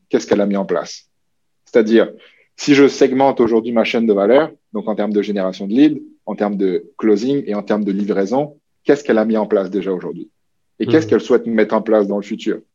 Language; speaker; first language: French; native; French